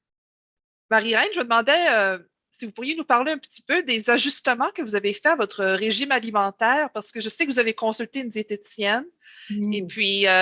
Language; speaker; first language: French; native; French